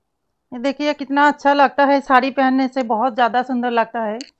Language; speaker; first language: Hindi; non-native, local second language; Bangla